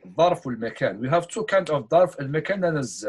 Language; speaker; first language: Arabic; non-native, fluent; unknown